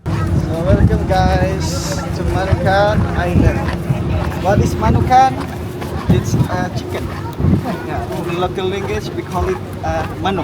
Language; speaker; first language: English; non-native, local second language; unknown